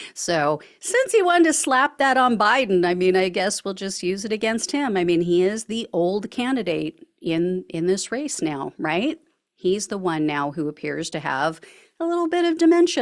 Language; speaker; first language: English; native; English